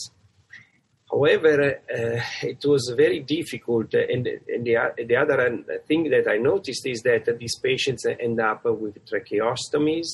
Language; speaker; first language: English; non-native, fluent; Italian